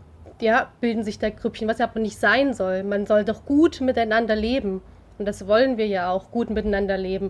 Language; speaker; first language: German; native; German